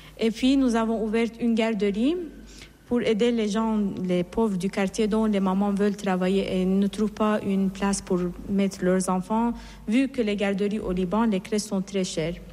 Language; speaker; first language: French; non-native, fluent; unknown